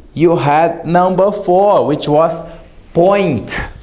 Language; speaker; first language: English; non-native, fluent; Portuguese